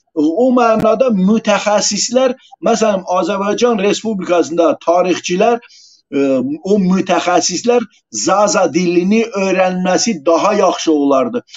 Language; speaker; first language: Azerbaijani; non-native, local second language; Talysh